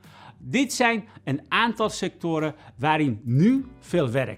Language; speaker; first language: Dutch; non-native, fluent; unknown